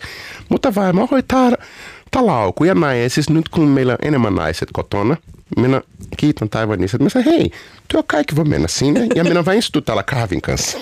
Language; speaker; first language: Finnish; non-native, learner; Portuguese